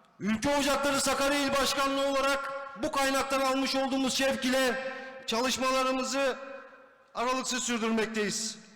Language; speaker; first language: Turkish; native; Turkish